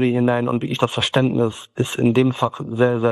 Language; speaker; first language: German; early bilingual, other home language; Turkish